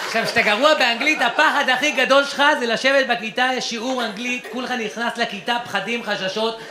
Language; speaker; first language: Hebrew; native; Hebrew